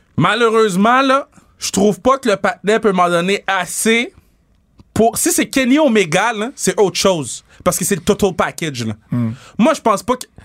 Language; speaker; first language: French; native; French